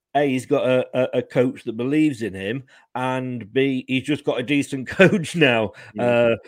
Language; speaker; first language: English; native; English